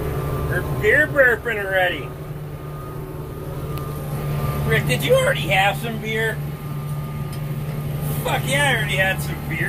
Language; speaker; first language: English; native; English